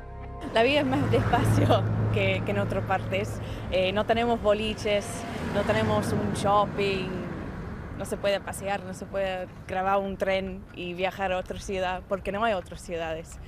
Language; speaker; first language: Spanish; non-native, fluent; English